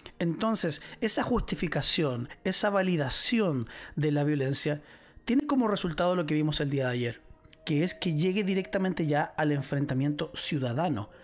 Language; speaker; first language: Spanish; native; Spanish